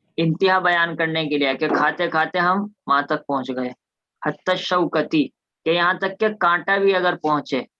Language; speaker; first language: Urdu; native; Urdu